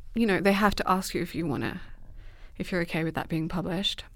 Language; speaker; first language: English; native; English